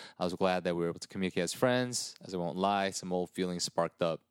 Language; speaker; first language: English; early bilingual, other home language; Korean